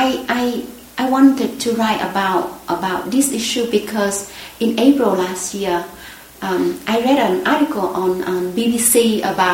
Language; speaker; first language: English; non-native, fluent; Vietnamese